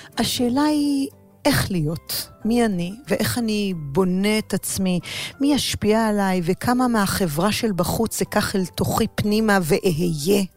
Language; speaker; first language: Hebrew; native; Hebrew